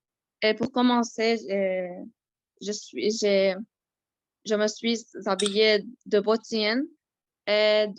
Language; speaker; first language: French; non-native, learner; Arabic